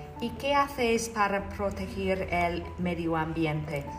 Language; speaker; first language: Spanish; non-native, learner; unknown